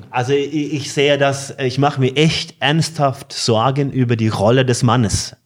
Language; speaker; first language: German; non-native, fluent; Norwegian